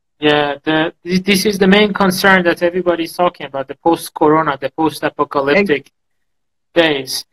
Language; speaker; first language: English; non-native, fluent; Azerbaijani